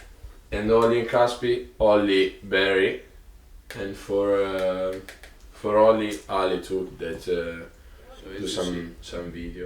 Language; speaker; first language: English; non-native, learner; Italian